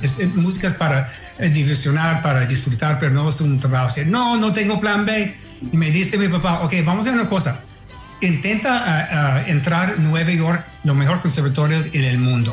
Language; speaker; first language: Spanish; non-native, fluent; English